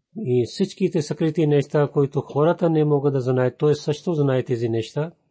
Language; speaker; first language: Bulgarian; non-native, fluent; Urdu